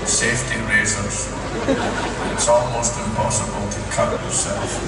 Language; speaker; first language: English; native; English